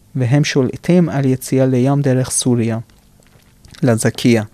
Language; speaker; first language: Hebrew; non-native, fluent; Persian